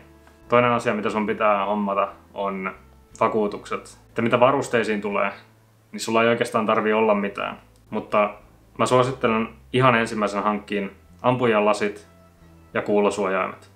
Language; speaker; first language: Finnish; native; Finnish